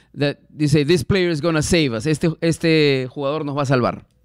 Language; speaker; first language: English; non-native, fluent; Spanish